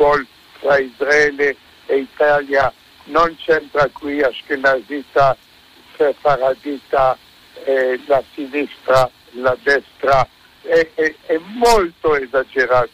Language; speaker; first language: Italian; non-native, fluent; Hebrew